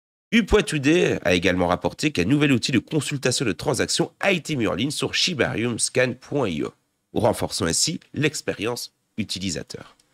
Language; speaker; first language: French; native; French